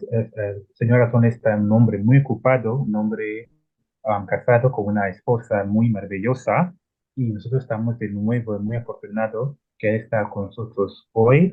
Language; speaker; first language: Spanish; non-native, learner; Italian